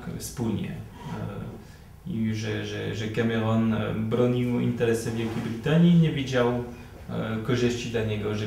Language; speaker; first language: Polish; non-native, fluent; French